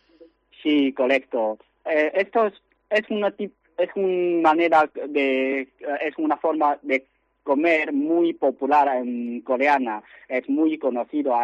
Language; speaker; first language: Spanish; non-native, learner; Chinese